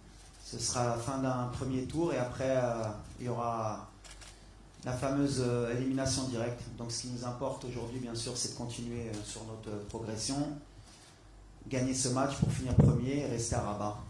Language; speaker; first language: French; native; French